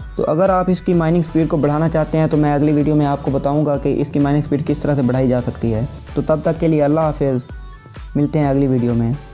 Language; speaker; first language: Urdu; native; Urdu